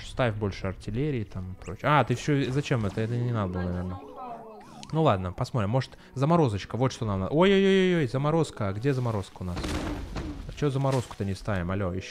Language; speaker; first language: Russian; native; Russian